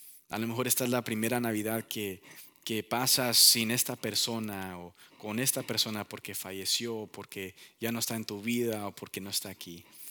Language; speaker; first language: Spanish; early bilingual, heritage; Spanish